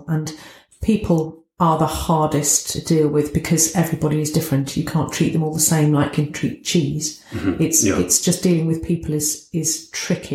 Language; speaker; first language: English; native; English